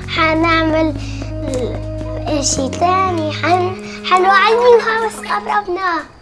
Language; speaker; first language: Arabic; native; Arabic